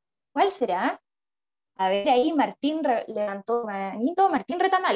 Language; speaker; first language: Spanish; native; Spanish